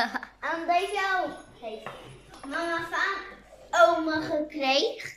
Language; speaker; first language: Dutch; early bilingual, other home language; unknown